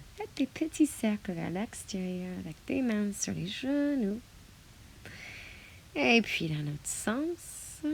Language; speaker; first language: French; non-native, fluent; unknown